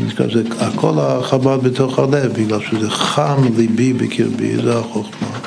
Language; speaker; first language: Hebrew; non-native, fluent; English